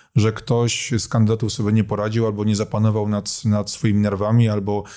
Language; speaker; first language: Polish; native; Polish